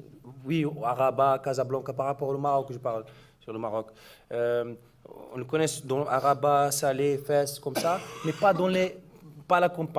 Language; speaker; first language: French; non-native, learner; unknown